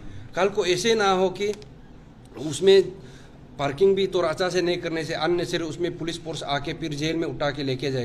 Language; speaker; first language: Hindi; non-native, local second language; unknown